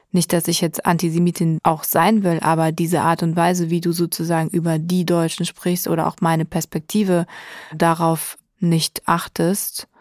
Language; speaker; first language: German; native; German